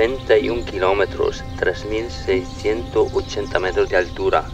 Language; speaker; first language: Spanish; non-native, learner; Italian